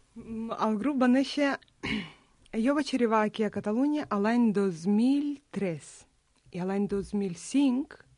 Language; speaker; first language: Catalan; non-native, fluent; Russian